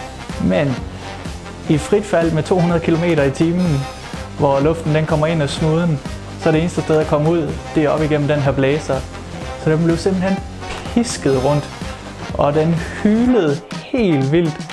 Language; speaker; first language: Danish; native; Danish